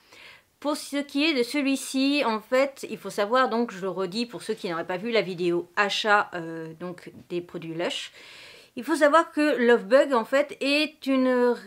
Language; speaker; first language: French; native; French